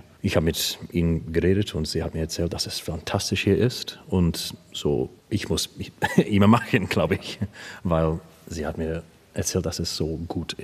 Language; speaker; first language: German; non-native, learner; English